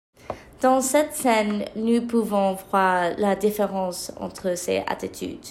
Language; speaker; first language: French; non-native, learner; English